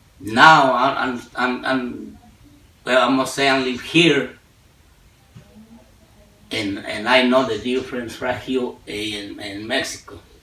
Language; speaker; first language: English; non-native, learner; Spanish